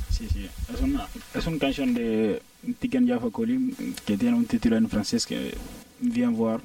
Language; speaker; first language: Spanish; non-native, learner; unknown